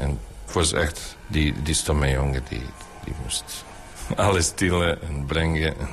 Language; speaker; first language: Dutch; non-native, learner; Bosnian